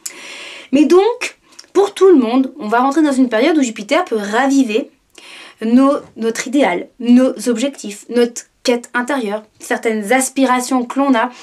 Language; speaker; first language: French; native; French